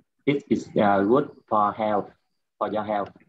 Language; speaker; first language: English; non-native, learner; Vietnamese